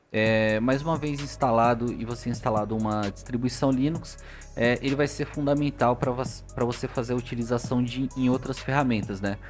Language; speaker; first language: Portuguese; native; Portuguese